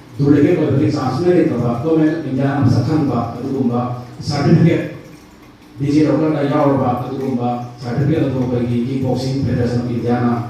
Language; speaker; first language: Manipuri; native; Manipuri